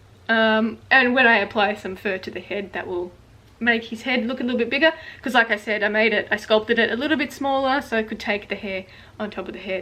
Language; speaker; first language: English; native; English